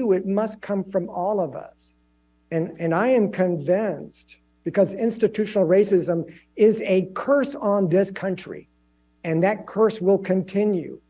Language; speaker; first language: English; native; English